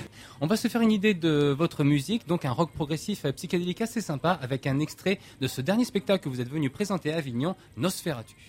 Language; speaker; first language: French; native; French